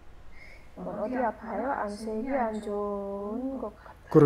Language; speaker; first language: Korean; non-native, learner; Indonesian